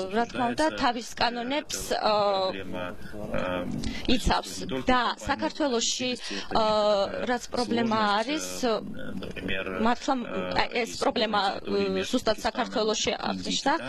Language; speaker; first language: Georgian; non-native, local second language; Russian